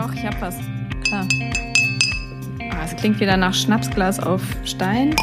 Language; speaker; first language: German; native; German